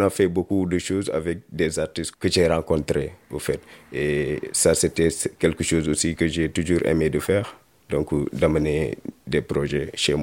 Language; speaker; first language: French; non-native, local second language; Wolof